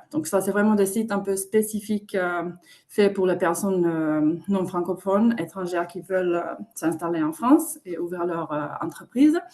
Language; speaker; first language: French; non-native, fluent; Finnish